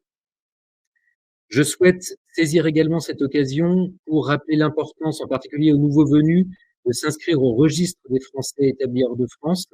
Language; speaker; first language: French; native; French